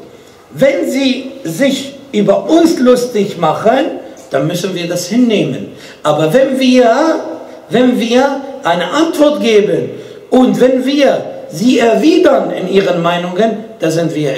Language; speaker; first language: German; non-native, fluent; Arabic